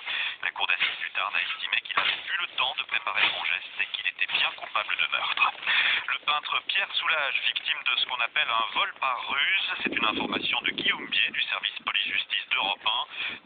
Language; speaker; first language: French; native; French